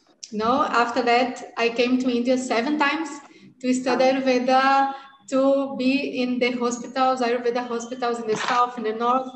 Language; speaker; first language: English; non-native, fluent; Portuguese